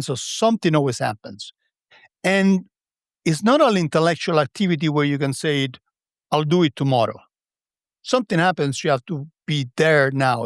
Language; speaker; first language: English; non-native, fluent; Italian